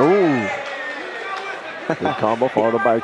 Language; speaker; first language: English; native; English